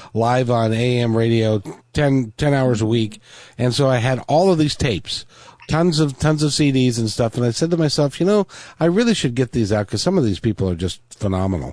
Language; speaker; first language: English; native; English